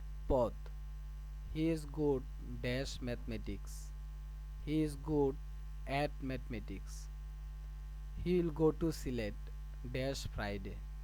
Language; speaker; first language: English; non-native, local second language; Bangla